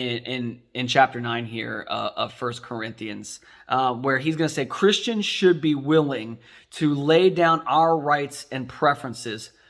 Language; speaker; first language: English; native; English